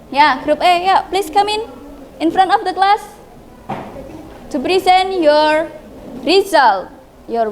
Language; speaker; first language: English; non-native, learner; Indonesian